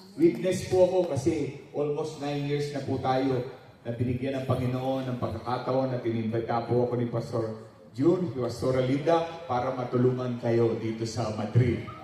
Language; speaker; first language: Filipino; non-native, local second language; Pampanga